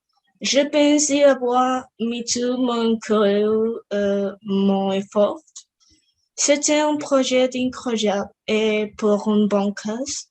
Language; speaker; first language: French; non-native, learner; Spanish